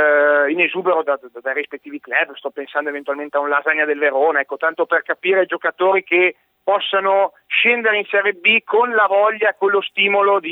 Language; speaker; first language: Italian; native; Italian